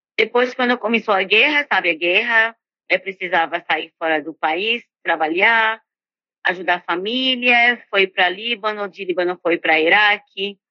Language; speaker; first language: Portuguese; non-native, fluent; Arabic